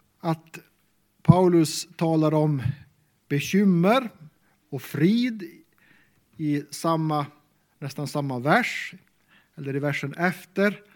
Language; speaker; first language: Swedish; native; Swedish